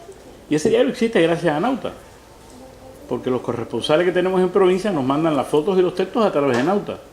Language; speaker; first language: Spanish; native; Spanish